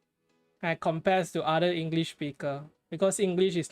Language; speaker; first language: English; non-native, fluent; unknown